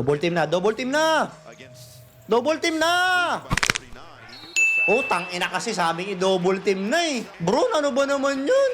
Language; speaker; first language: Filipino; native; Filipino